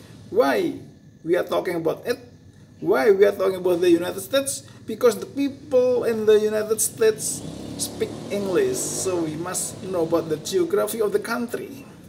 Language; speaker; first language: English; non-native, fluent; Indonesian